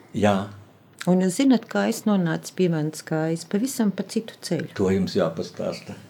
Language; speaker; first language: Latvian; native; Latvian